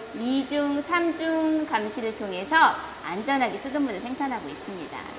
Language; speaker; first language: Korean; native; Korean